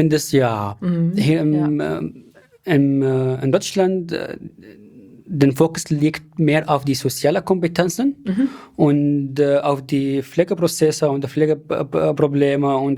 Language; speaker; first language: German; non-native, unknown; Arabic